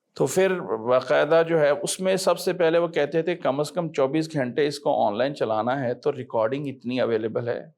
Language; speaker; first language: Urdu; native; Urdu